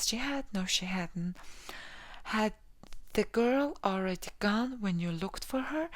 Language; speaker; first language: English; non-native, learner; Mongolian